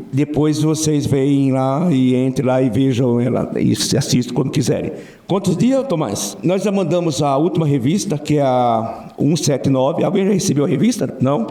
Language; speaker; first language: Portuguese; native; Portuguese